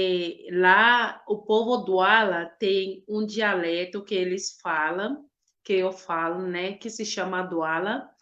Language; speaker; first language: Portuguese; non-native, fluent; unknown